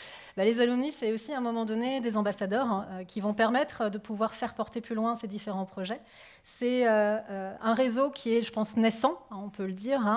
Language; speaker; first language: French; native; French